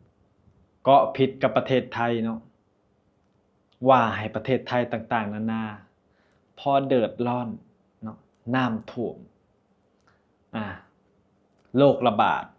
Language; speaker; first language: Thai; non-native, local second language; Lao